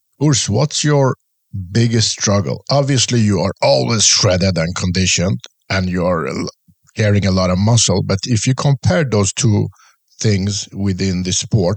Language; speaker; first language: English; non-native, fluent; Swedish